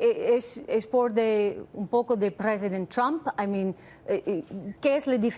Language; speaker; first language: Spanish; non-native, learner; English